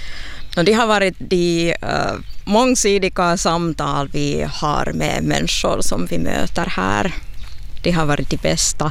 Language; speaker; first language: Swedish; non-native, local second language; Finnish